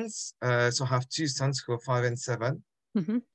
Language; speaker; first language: English; non-native, fluent; French